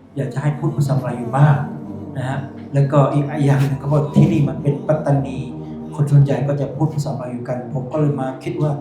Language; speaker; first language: Thai; non-native, local second language; Pattani Malay